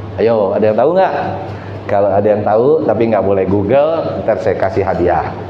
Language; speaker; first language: Indonesian; native; Indonesian